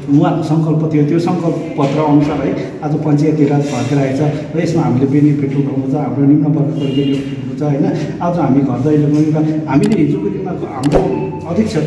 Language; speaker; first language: Nepali; native; Nepali